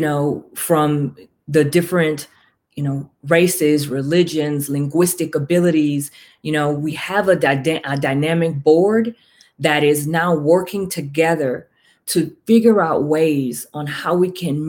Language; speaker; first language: English; native; English